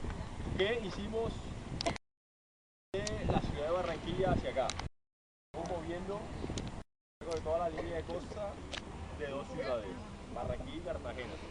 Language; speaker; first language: Spanish; native; Spanish